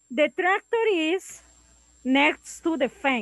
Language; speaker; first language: English; non-native, learner; Spanish